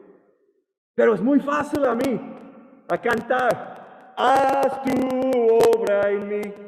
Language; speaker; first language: Spanish; non-native, learner; English